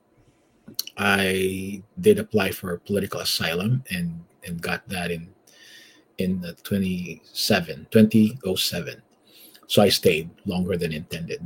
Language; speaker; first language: English; non-native, local second language; Filipino